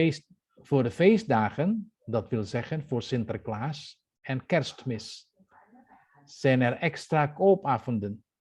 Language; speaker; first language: Dutch; non-native, fluent; Indonesian